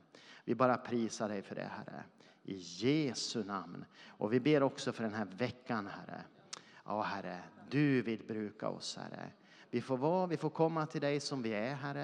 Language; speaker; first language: Swedish; native; Swedish